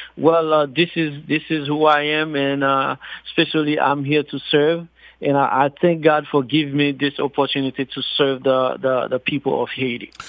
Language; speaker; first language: English; non-native, fluent; Haitian Creole